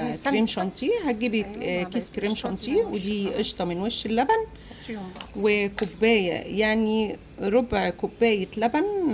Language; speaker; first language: Arabic; native; Arabic